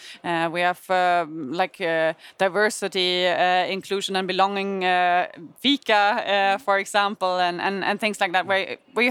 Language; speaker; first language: English; non-native, fluent; German